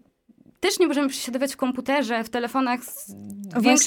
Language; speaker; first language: Polish; native; Polish